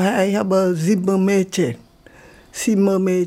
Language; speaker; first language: German; non-native, learner; Vietnamese